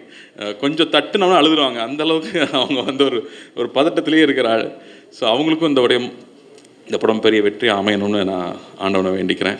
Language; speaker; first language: Tamil; native; Tamil